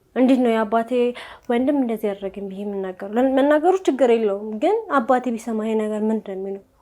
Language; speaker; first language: Amharic; native; Amharic